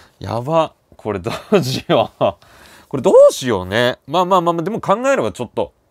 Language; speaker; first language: Japanese; native; Japanese